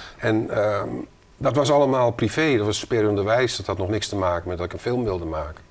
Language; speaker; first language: Dutch; native; Dutch